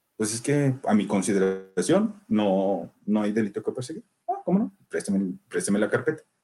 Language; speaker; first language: Spanish; native; Spanish